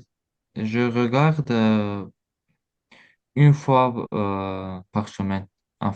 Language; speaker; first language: French; non-native, learner; Azerbaijani